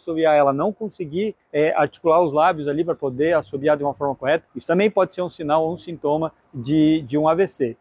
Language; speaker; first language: Portuguese; native; Portuguese